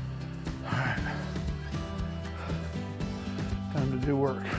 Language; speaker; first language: English; native; English